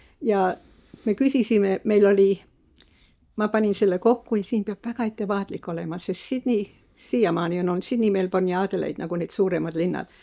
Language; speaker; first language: Estonian; early bilingual, heritage; Estonian